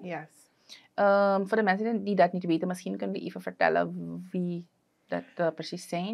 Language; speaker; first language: Dutch; native; Dutch